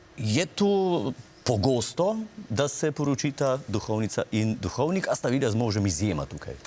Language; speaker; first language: Slovenian; native; Slovenian